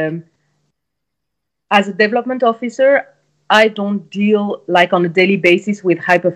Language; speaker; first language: English; non-native, fluent; French